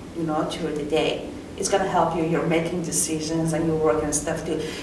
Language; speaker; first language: English; non-native, fluent; Persian